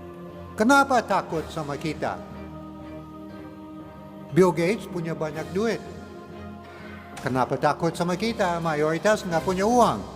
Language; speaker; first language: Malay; non-native, fluent; English